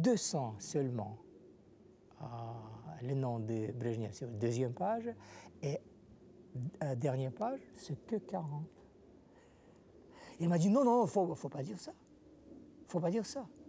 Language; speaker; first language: French; non-native, fluent; Russian